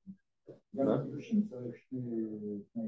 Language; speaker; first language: Hebrew; non-native, fluent; French